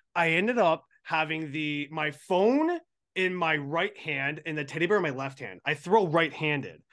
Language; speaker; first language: English; native; English